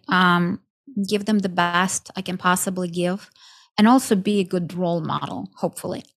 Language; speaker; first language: English; non-native, fluent; Ukrainian